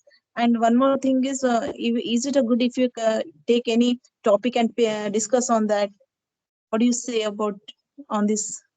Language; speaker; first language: English; non-native, learner; Telugu